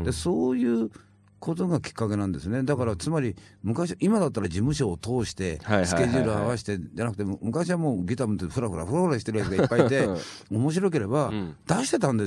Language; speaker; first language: Japanese; native; Japanese